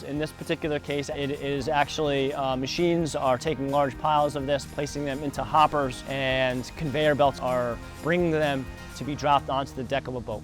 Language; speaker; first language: English; native; English